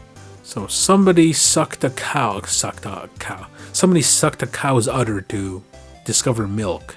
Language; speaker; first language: English; native; English